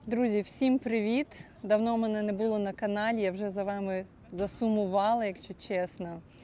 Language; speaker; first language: Ukrainian; non-native, local second language; Russian